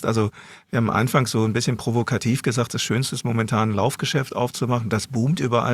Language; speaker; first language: German; native; German